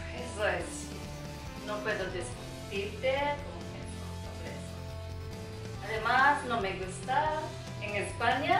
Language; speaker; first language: Spanish; non-native, learner; Japanese